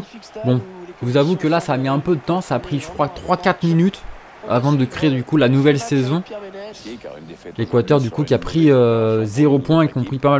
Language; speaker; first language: French; native; French